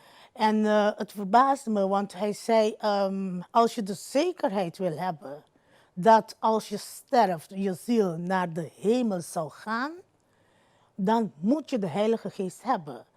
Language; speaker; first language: Dutch; non-native, local second language; Papiamento